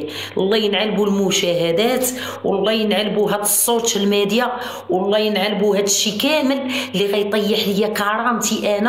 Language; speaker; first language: Arabic; native; Arabic